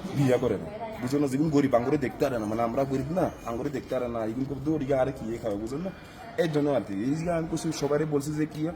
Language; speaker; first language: Bangla; non-native, learner; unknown